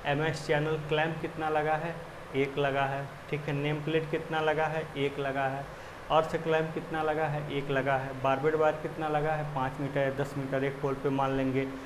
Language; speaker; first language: Hindi; native; Hindi